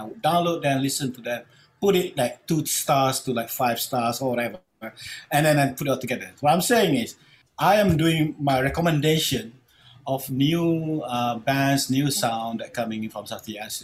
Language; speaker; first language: English; non-native, local second language; Malay